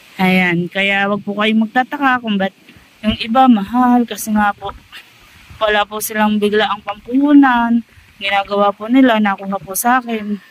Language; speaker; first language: Filipino; native; Filipino